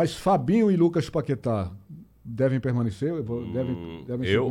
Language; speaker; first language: Portuguese; native; Portuguese